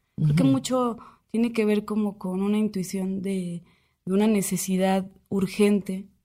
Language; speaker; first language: Spanish; native; Spanish